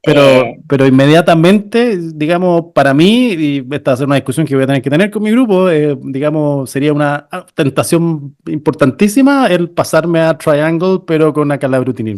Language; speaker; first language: Spanish; native; Spanish